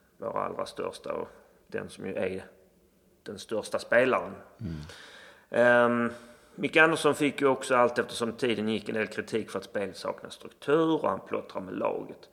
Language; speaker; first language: Swedish; native; Swedish